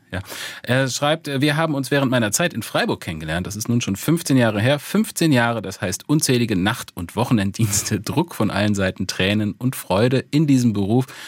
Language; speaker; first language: German; native; German